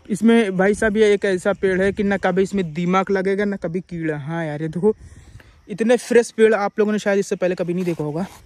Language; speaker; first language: Hindi; native; Hindi